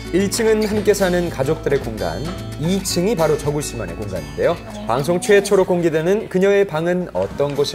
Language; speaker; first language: Korean; native; Korean